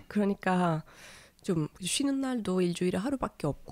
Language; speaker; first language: Korean; non-native, fluent; Turkish